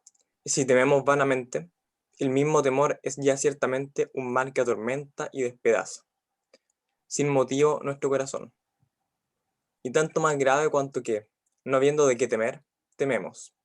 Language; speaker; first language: Spanish; native; Spanish